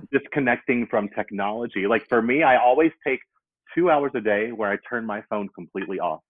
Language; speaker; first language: English; native; English